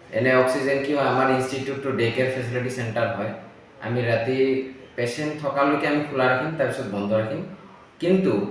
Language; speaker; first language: Assamese; non-native, local second language; Bangla